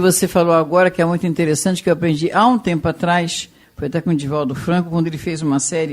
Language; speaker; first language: Portuguese; native; Portuguese